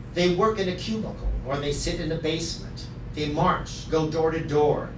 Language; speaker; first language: English; native; English